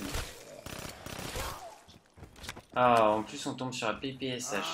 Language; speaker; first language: French; native; French